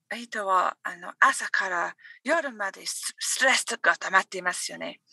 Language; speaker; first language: Japanese; non-native, learner; English